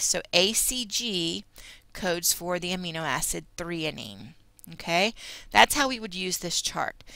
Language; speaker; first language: English; native; English